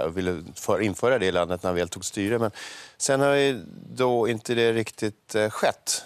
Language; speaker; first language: Swedish; native; Swedish